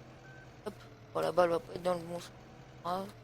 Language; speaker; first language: French; native; French